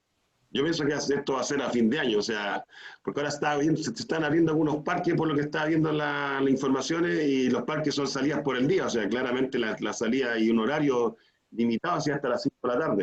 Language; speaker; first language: Spanish; native; Spanish